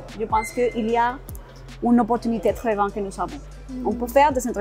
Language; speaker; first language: French; non-native, learner; Spanish